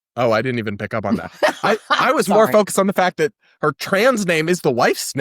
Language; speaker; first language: English; native; English